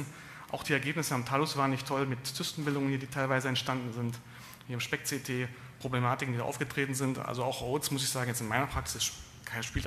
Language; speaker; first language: German; native; German